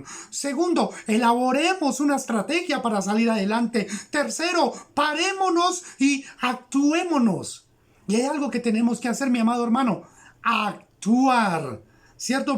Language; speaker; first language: Spanish; native; Spanish